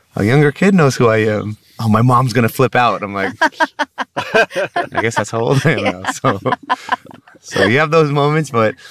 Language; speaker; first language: English; native; English